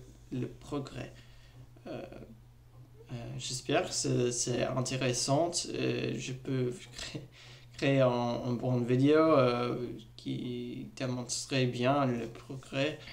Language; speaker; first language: French; non-native, learner; English